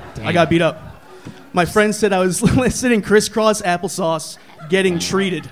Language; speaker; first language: English; native; English